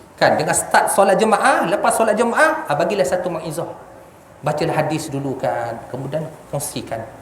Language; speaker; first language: Malay; non-native, local second language; Javanese